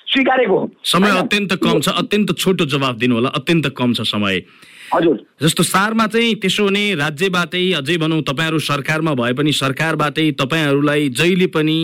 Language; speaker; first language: Nepali; non-native, local second language; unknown